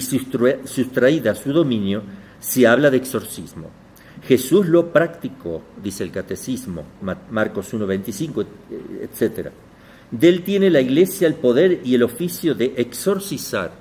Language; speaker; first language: Spanish; native; Spanish